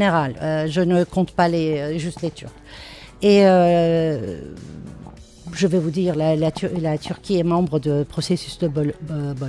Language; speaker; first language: French; non-native, fluent; Turkish